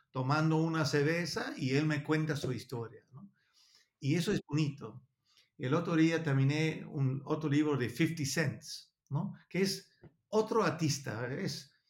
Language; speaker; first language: Spanish; non-native, learner; Danish